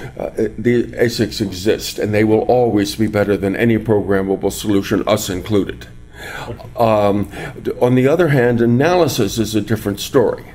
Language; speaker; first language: English; native; English